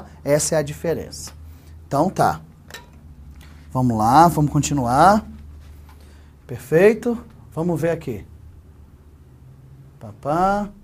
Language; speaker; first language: Portuguese; native; Portuguese